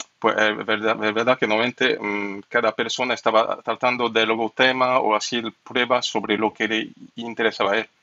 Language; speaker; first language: Spanish; non-native, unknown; French